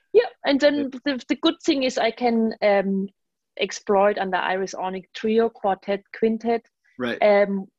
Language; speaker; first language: English; non-native, fluent; German